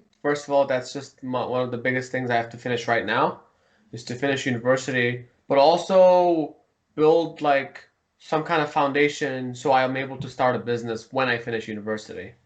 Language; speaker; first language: English; early bilingual, heritage; Mongolian